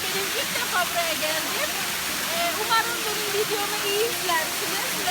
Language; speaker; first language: Turkish; non-native, learner; Indonesian